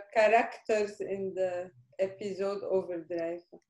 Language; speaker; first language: Dutch; non-native, fluent; Arabic